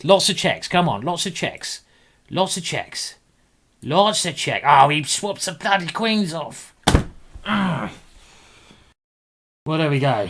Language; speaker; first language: English; native; English